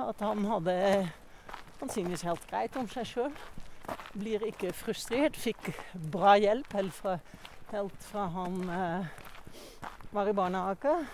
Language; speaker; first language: Norwegian; non-native, fluent; Dutch